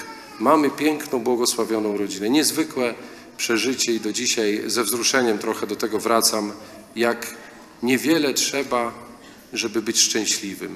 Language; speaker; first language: Polish; native; Polish